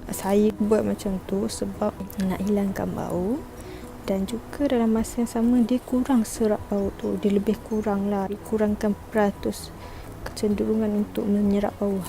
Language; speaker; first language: Malay; native; Malay